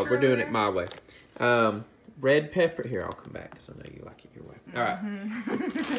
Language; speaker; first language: English; native; English